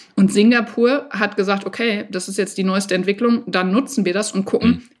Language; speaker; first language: German; native; German